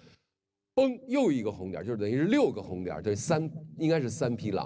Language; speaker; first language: Chinese; native; Chinese